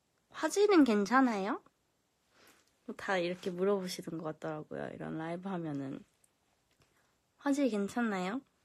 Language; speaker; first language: Korean; early bilingual, heritage; Korean